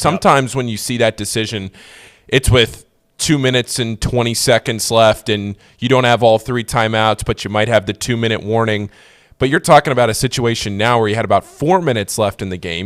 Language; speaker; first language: English; native; English